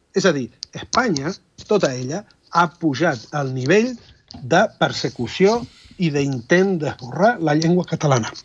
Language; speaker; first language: Catalan; non-native, fluent; Spanish